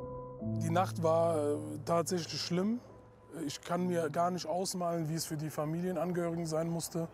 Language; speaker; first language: German; native; German